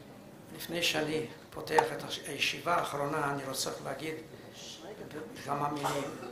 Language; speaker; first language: Hebrew; non-native, fluent; Hungarian